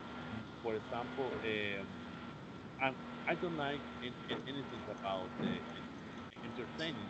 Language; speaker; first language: English; non-native, learner; Spanish